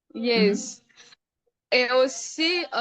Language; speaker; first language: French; non-native, local second language; Rundi